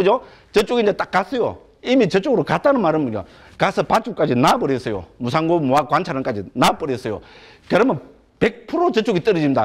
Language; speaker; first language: Korean; native; Korean